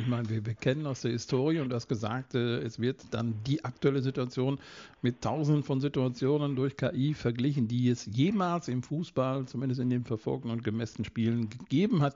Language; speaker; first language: German; native; German